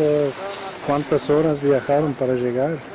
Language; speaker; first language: Spanish; non-native, fluent; English